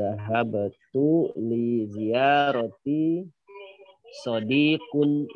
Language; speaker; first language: Arabic; non-native, learner; Indonesian